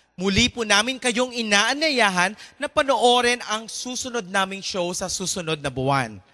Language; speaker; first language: Filipino; native; Filipino